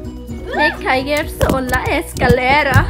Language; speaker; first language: Spanish; non-native, learner; English